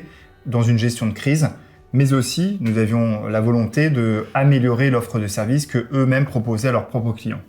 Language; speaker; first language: French; native; French